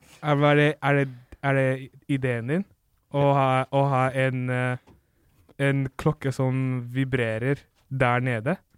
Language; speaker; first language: Norwegian; non-native, fluent; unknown